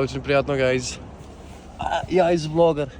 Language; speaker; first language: Russian; non-native, learner; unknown